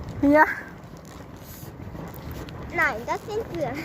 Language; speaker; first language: German; non-native, learner; Thai